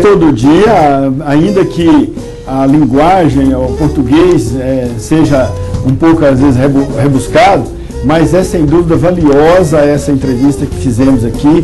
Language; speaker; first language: Portuguese; native; Portuguese